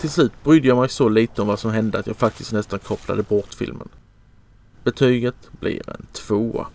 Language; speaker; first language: Swedish; native; Swedish